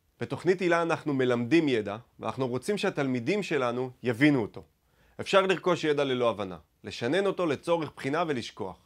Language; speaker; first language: Hebrew; native; Hebrew